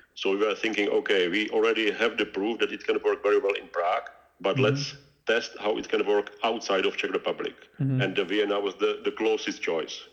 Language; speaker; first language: English; non-native, learner; Czech